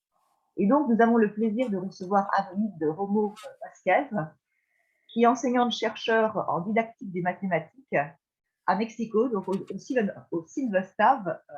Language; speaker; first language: French; native; French